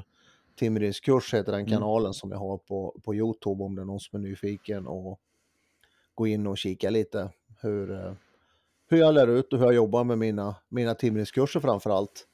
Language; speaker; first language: Swedish; native; Swedish